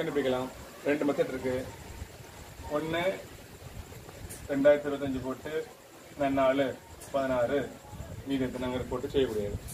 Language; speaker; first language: Tamil; native; Tamil